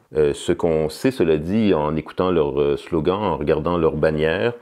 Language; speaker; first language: French; native; French